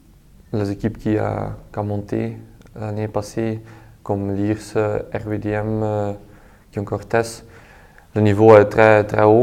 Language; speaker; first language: French; non-native, local second language; Dutch